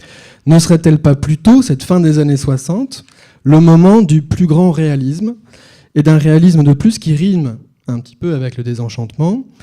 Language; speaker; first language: French; native; French